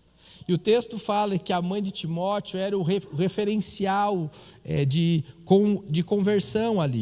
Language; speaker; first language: Portuguese; native; Portuguese